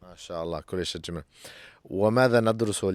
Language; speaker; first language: Arabic; non-native, fluent; English